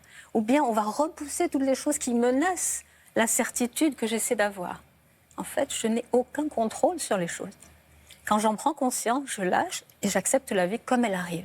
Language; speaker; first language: French; native; French